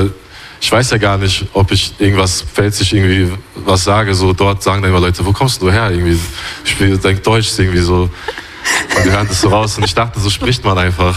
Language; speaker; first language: German; early bilingual, other home language; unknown